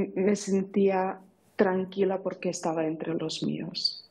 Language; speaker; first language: Spanish; non-native, fluent; Ukrainian